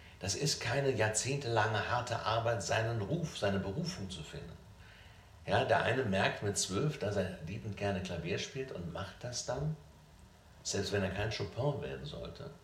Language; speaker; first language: German; native; German